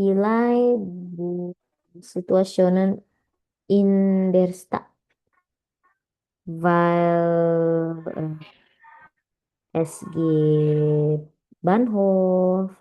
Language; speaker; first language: German; non-native, learner; Indonesian